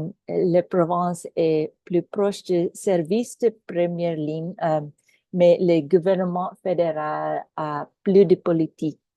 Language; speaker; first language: French; non-native, local second language; Filipino